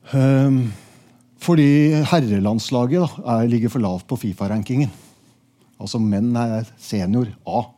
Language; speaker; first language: Norwegian; native; Norwegian